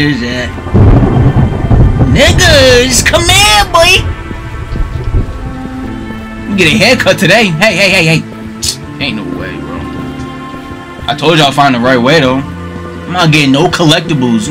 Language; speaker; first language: English; native; English